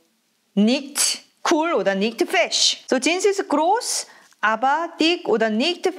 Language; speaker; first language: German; non-native, fluent; Korean